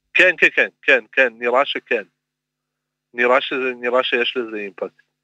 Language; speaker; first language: Hebrew; early bilingual, other home language; Russian